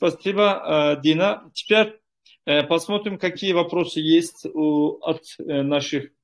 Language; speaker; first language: Russian; non-native, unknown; Turkish